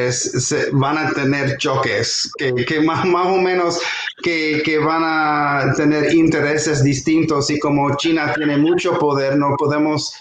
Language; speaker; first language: Spanish; non-native, fluent; English